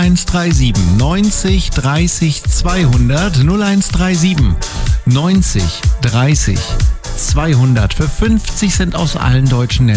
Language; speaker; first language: German; native; German